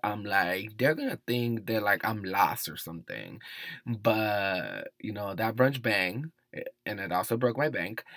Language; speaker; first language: English; early bilingual, other home language; Spanish